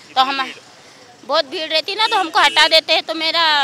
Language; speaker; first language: Hindi; native; Hindi